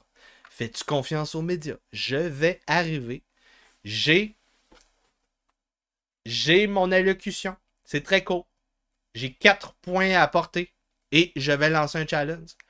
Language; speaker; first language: French; native; French